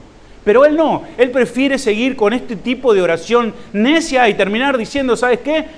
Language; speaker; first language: Spanish; native; Spanish